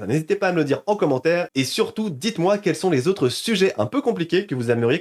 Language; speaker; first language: French; native; French